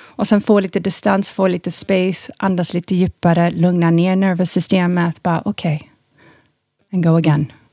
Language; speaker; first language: Swedish; early bilingual, heritage; Swedish